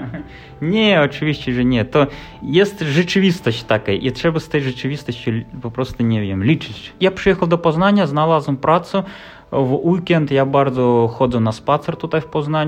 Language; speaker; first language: Polish; non-native, learner; Russian